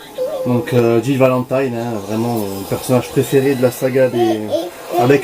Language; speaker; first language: French; native; French